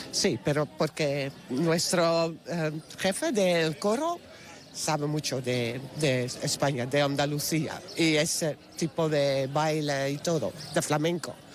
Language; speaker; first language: Spanish; non-native, learner; Dutch